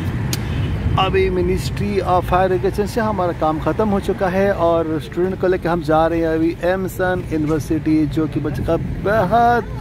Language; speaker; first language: Hindi; native; Hindi